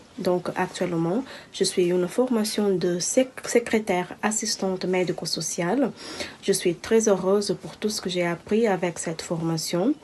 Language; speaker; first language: French; non-native, learner; Kabuverdianu